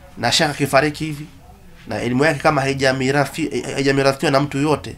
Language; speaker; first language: Swahili; non-native, local second language; Somali